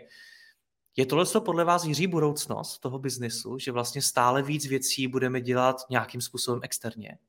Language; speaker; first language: Czech; native; Czech